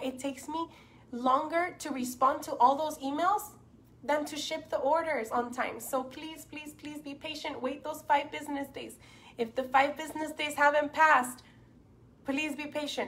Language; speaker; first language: English; non-native, local second language; Spanish